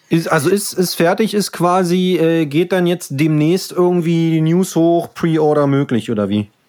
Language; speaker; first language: German; native; German